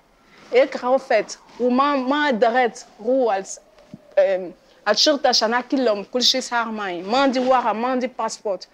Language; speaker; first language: Arabic; non-native, learner; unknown